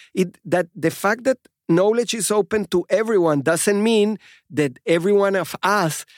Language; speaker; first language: English; non-native, fluent; Spanish